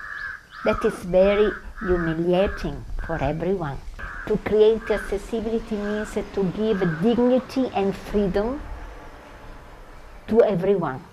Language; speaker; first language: English; non-native, learner; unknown